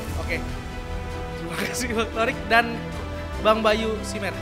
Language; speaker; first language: Indonesian; native; Indonesian